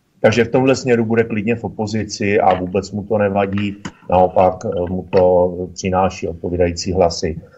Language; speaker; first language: Czech; native; Czech